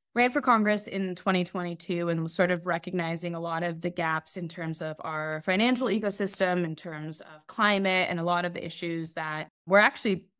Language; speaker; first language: English; native; English